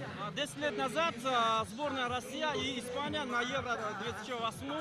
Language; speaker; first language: Russian; non-native, local second language; Tajik